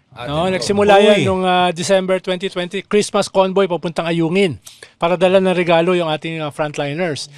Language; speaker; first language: Filipino; native; Filipino